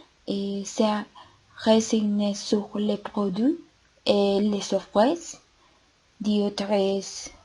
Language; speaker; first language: French; non-native, learner; Spanish